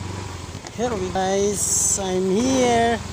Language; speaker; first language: English; non-native, learner; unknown